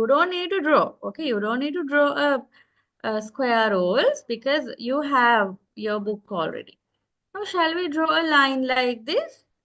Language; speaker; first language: English; non-native, local second language; Sinhala